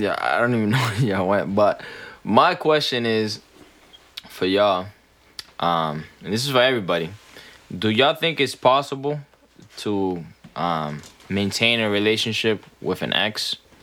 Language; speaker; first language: English; early bilingual, other home language; Spanish